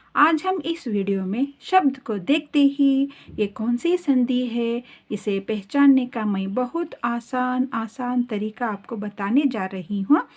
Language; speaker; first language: Hindi; non-native, local second language; Kannada